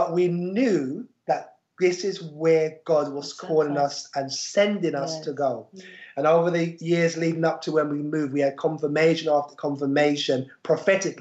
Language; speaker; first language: English; native; English